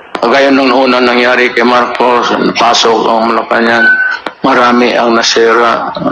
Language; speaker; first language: Filipino; non-native, local second language; Cebuano